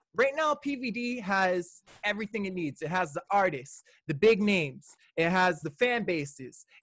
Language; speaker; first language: English; native; English